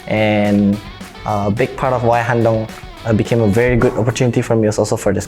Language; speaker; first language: English; non-native, fluent; Indonesian